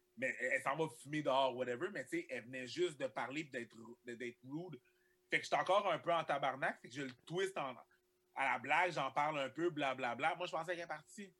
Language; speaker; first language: French; early bilingual, other home language; Haitian Creole